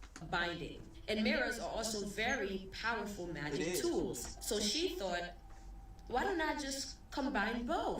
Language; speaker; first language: English; early bilingual, other home language; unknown